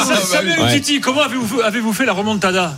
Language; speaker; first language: French; native; French